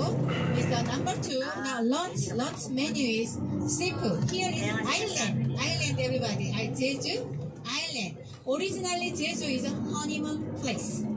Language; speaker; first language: English; non-native, learner; Korean